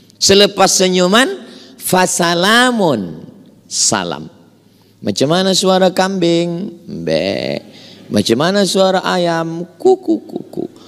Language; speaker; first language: Malay; native; Malay